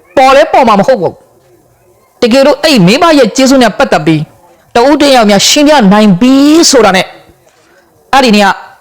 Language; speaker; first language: Burmese; non-native, local second language; Rohingya